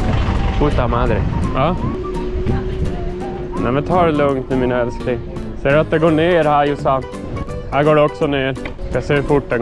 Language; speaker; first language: Swedish; native; Swedish